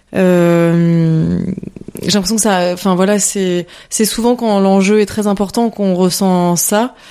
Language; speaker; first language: French; native; French